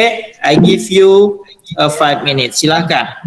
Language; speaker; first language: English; non-native, fluent; Indonesian